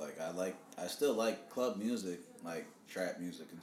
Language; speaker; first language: English; native; English